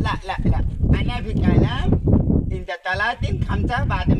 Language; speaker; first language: Arabic; non-native, learner; Bangla